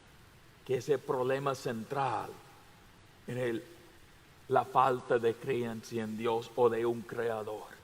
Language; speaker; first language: Spanish; non-native, fluent; English